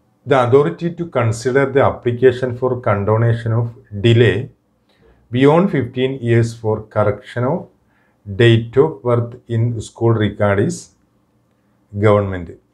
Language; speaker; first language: English; non-native, local second language; Malayalam